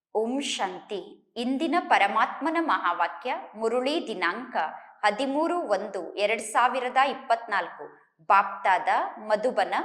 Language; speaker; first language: Kannada; native; Kannada